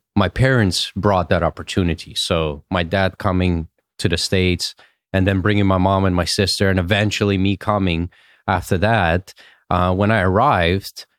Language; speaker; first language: English; early bilingual, other home language; Russian